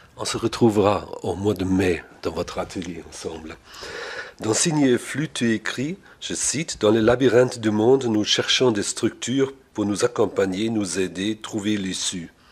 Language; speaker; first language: French; non-native, fluent; German